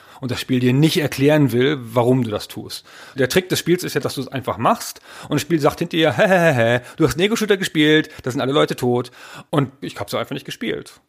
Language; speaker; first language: German; native; German